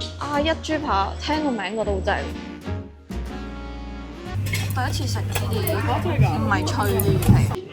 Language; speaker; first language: Cantonese; native; Cantonese